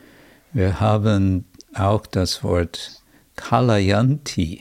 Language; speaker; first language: German; non-native, fluent; English